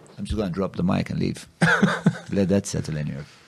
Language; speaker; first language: English; non-native, local second language; Maltese